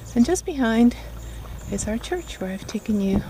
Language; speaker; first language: English; native; English